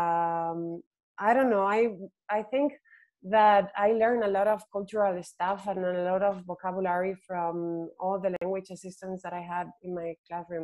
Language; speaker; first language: English; non-native, fluent; Spanish